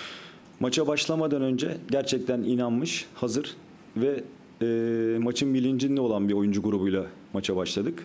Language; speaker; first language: Turkish; native; Turkish